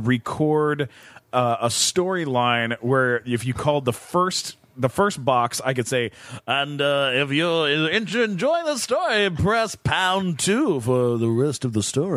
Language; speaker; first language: English; native; English